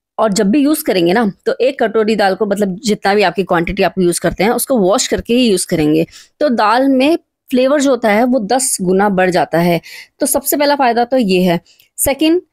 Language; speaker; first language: Hindi; native; Hindi